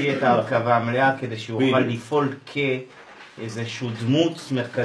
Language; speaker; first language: Hebrew; native; Hebrew